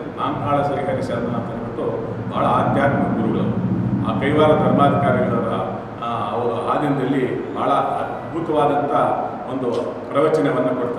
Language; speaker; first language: Kannada; native; Kannada